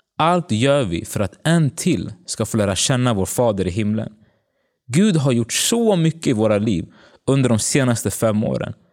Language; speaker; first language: Swedish; early bilingual, other home language; Tigrinya